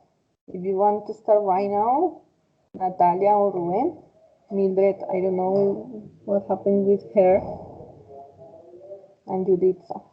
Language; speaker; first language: English; non-native, fluent; Spanish